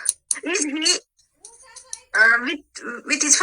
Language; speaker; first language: English; non-native, learner; Hindi